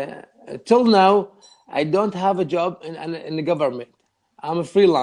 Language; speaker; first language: English; non-native, learner; Arabic